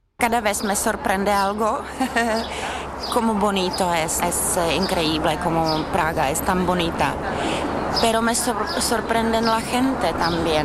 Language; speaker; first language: Spanish; non-native, learner; Czech